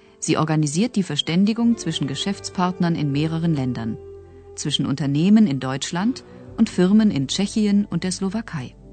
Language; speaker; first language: German; native; German